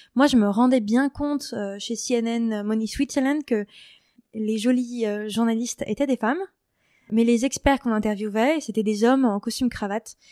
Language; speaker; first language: French; native; French